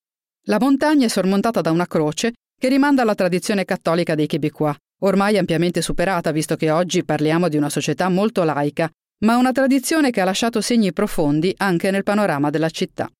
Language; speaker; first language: Italian; native; Italian